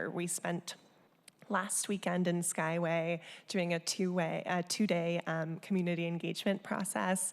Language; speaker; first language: English; native; English